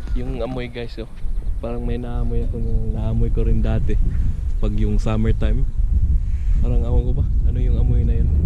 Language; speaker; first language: Filipino; non-native, local second language; Cebuano